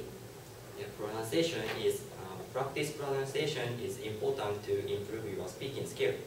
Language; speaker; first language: English; non-native, learner; Japanese